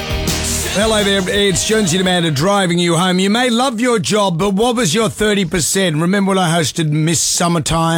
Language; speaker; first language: English; native; English